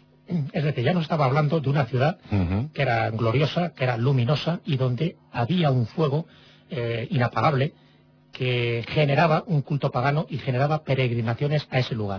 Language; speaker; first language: Spanish; native; Spanish